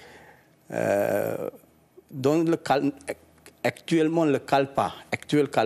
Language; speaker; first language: French; non-native, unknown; Sinhala